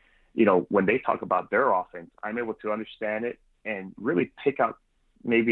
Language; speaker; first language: English; native; English